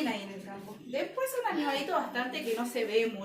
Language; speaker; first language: Spanish; native; Spanish